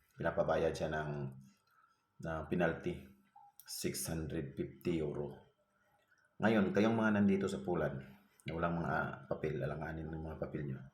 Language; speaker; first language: Filipino; non-native, local second language; Cebuano